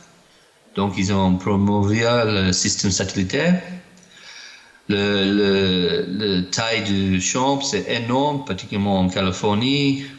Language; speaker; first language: French; non-native, learner; English